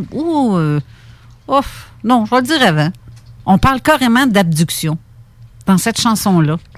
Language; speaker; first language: French; native; French